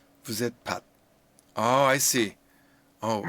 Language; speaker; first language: French; non-native, learner; English